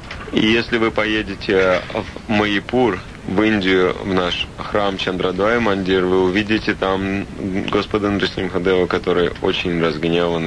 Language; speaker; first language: Russian; native; Russian